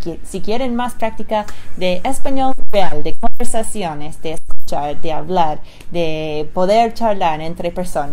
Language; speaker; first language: Spanish; non-native, fluent; English